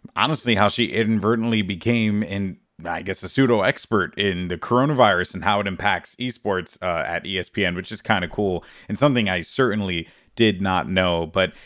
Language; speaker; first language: English; native; English